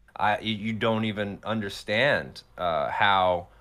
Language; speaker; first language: English; native; English